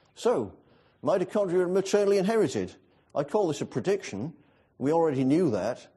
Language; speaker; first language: English; native; English